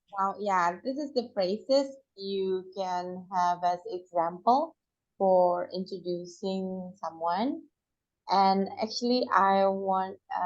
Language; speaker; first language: English; non-native, fluent; Indonesian